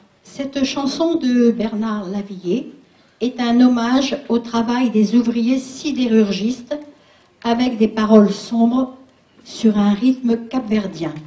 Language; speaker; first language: French; native; French